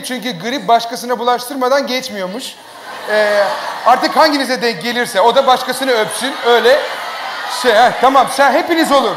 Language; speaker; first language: Turkish; native; Turkish